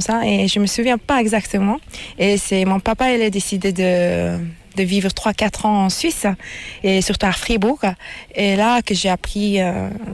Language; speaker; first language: French; non-native, fluent; Mongolian